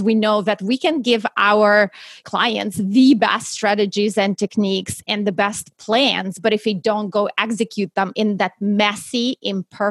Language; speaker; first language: English; non-native, fluent; Russian